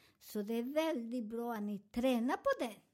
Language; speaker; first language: Swedish; non-native, fluent; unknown